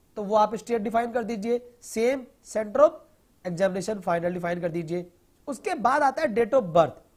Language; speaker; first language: Hindi; non-native, local second language; Punjabi